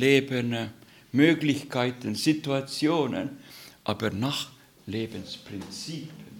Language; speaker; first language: German; non-native, fluent; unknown